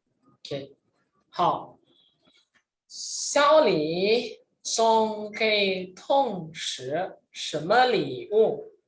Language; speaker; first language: Chinese; non-native, fluent; Indonesian